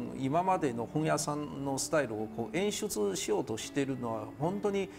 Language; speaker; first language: Japanese; non-native, fluent; Chinese